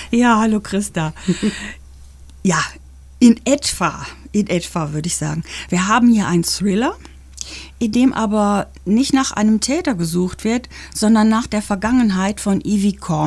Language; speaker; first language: German; native; German